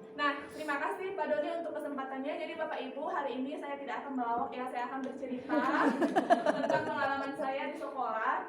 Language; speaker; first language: Indonesian; non-native, local second language; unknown